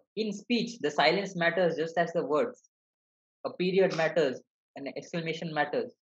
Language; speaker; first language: English; non-native, local second language; Malayalam